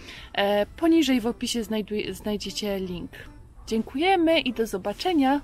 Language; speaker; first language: Polish; native; Polish